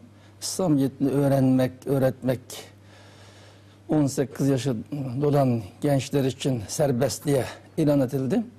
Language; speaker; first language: Turkish; non-native, learner; Uyghur